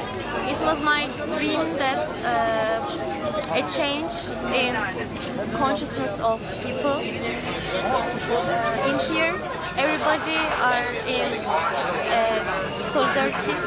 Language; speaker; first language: English; non-native, learner; Turkish